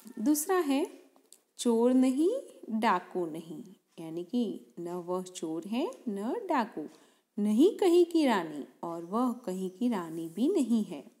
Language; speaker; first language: Hindi; non-native, local second language; Gujarati